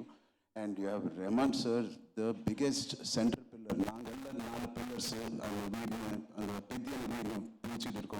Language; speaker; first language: Tamil; non-native, local second language; Telugu